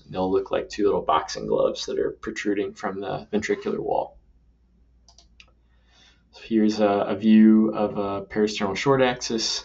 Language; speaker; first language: English; native; English